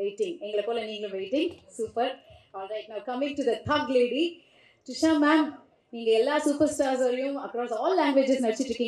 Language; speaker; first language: Tamil; native; Tamil